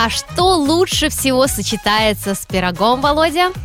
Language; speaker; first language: Russian; native; Russian